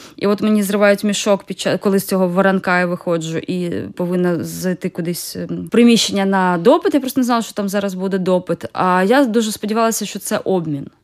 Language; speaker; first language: Ukrainian; native; Ukrainian